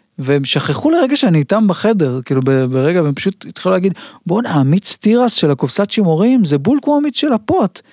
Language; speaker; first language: Hebrew; native; Hebrew